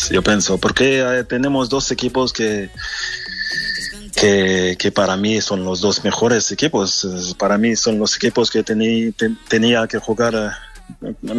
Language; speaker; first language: Spanish; non-native, fluent; French